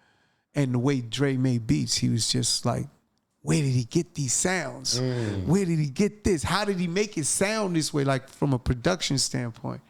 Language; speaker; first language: English; native; English